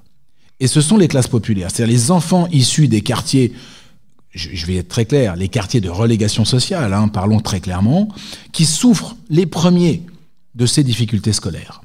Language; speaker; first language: French; native; French